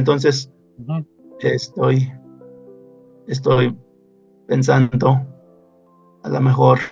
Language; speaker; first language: Spanish; non-native, local second language; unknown